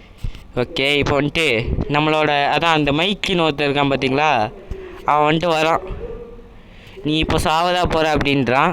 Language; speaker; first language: Tamil; native; Tamil